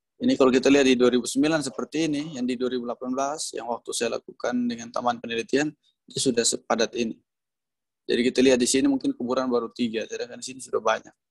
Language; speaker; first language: Indonesian; native; Indonesian